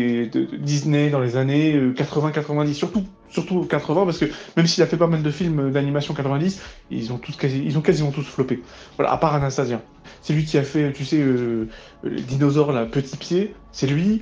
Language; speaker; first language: French; native; French